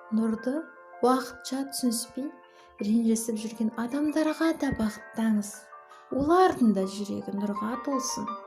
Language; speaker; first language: Kazakh; native; Kazakh